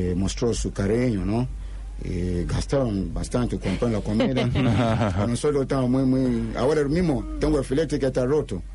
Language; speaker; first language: Spanish; non-native, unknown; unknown